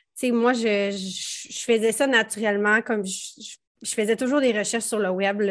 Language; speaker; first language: French; native; French